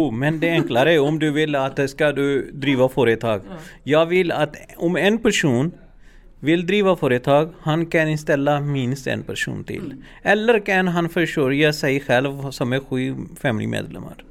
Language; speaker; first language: Swedish; non-native, learner; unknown